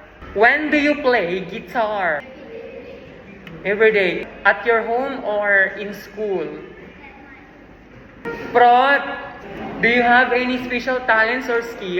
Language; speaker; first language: English; non-native, fluent; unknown